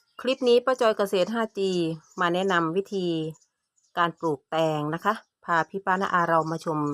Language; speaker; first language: Thai; native; Thai